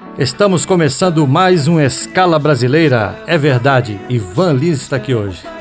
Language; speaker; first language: Portuguese; native; Portuguese